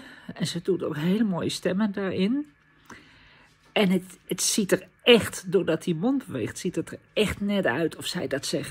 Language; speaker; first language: Dutch; native; Dutch